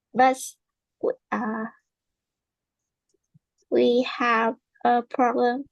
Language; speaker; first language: English; non-native, learner; Vietnamese